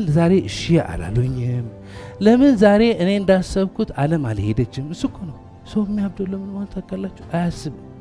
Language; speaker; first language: Amharic; early bilingual, heritage; Amharic